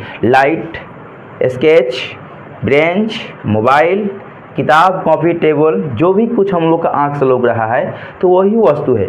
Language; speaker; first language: Hindi; native; Hindi